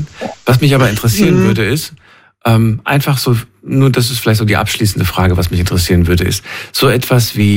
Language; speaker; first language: German; native; German